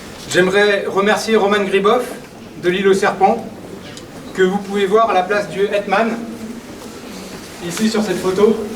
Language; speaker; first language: French; native; French